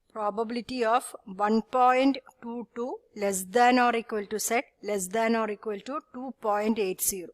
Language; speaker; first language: English; non-native, local second language; Malayalam